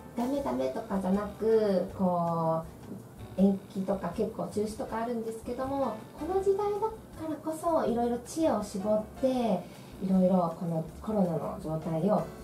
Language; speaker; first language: Japanese; native; Japanese